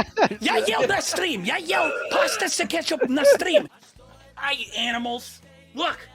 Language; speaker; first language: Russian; non-native, learner; English